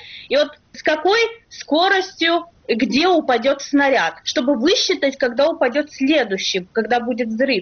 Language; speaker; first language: Russian; native; Russian